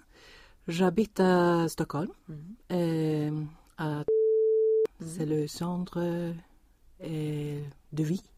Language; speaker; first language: French; non-native, learner; Swedish